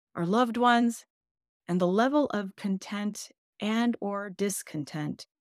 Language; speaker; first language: English; early bilingual, other home language; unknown